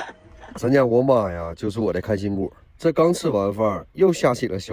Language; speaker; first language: Chinese; native; Chinese